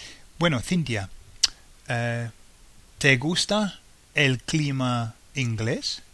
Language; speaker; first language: Spanish; non-native, fluent; English